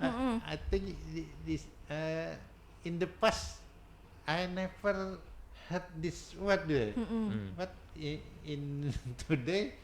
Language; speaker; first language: English; non-native, learner; Indonesian